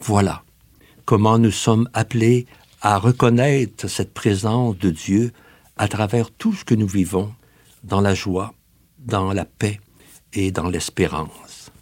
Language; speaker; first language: French; native; French